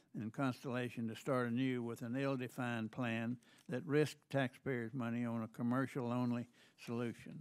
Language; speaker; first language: English; native; English